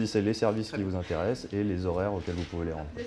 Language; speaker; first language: French; native; French